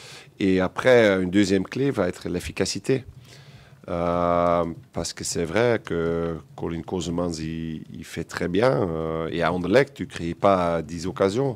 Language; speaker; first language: French; non-native, local second language; Dutch